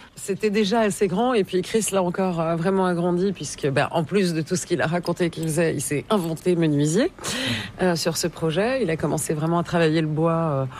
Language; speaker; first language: French; native; French